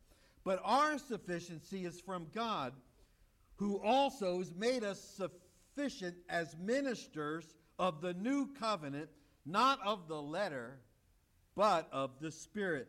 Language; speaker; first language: English; native; English